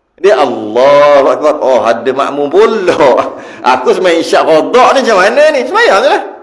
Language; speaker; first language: Malay; native; Malay